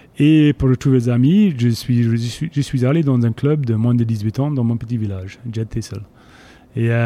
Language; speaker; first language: French; non-native, fluent; English